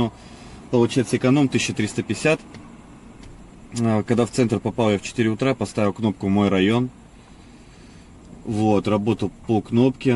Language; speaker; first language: Russian; native; Russian